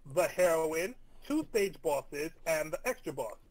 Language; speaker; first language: English; native; English